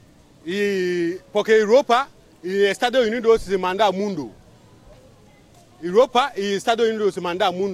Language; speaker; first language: Spanish; non-native, learner; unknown